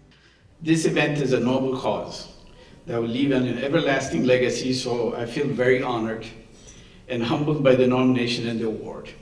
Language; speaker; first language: English; non-native, local second language; Amharic